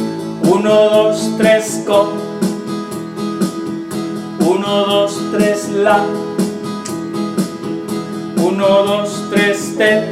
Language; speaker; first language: Spanish; native; Spanish